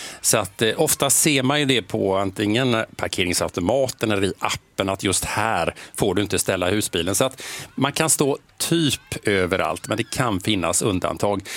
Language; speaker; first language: Swedish; native; Swedish